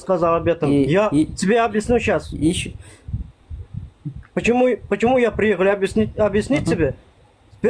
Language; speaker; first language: Russian; non-native, local second language; Turkmen